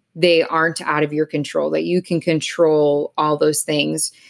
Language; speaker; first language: English; native; English